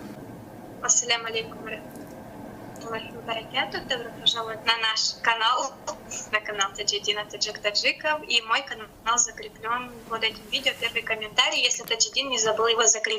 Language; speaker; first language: Russian; native; Russian